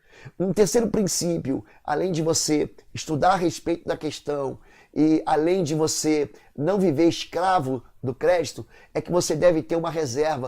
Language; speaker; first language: Portuguese; native; Portuguese